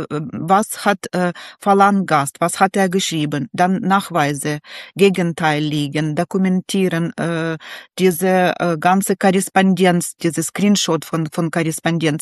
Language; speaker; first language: German; non-native, learner; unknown